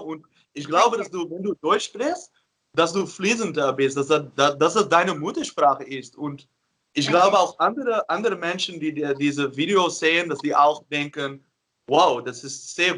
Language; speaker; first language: German; non-native, fluent; Dutch